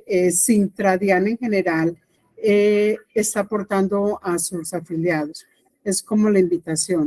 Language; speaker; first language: Spanish; native; Spanish